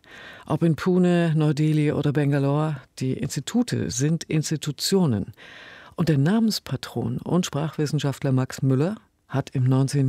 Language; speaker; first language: German; native; German